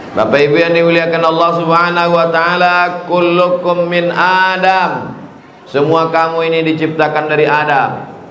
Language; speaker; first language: Indonesian; native; Indonesian